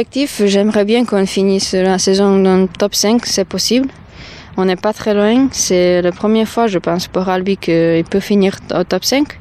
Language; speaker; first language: French; non-native, learner; Serbian